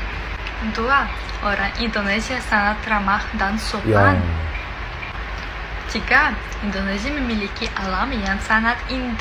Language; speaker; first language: Indonesian; non-native, learner; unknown